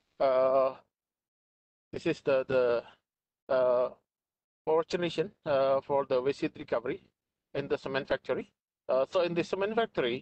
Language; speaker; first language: English; non-native, fluent; Indonesian